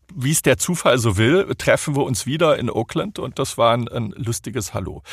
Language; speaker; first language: German; native; German